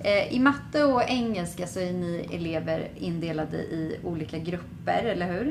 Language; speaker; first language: Swedish; native; Swedish